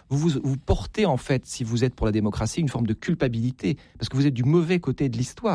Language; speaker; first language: French; native; French